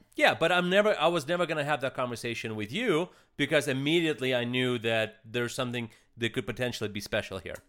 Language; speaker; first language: English; early bilingual, other home language; Russian